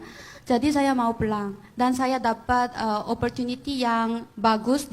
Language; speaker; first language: Indonesian; non-native, fluent; Korean